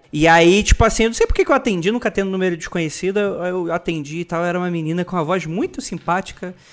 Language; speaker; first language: Portuguese; native; Portuguese